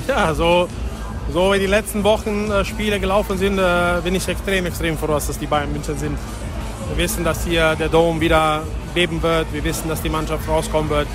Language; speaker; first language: German; native; German